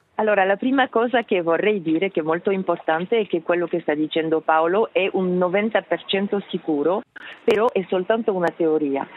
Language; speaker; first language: Italian; non-native, fluent; French